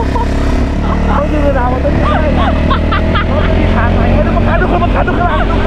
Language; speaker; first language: Thai; native; Thai